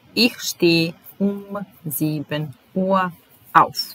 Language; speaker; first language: German; non-native, fluent; Serbian